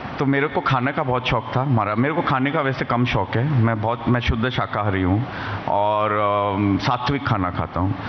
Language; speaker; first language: Hindi; native; Hindi